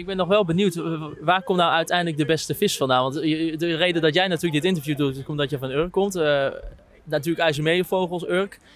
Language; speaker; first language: Dutch; native; Dutch